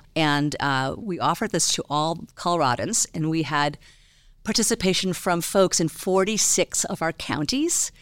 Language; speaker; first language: English; native; English